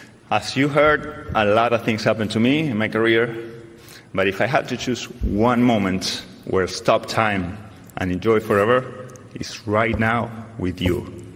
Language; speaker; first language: English; non-native, fluent; Spanish